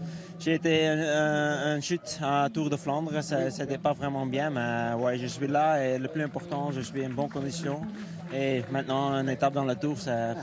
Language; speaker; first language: French; non-native, learner; Dutch